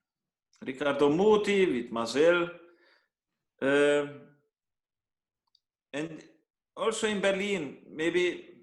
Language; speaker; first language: English; non-native, learner; Hungarian